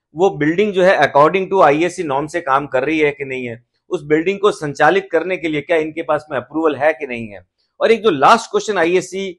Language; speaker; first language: Hindi; native; Hindi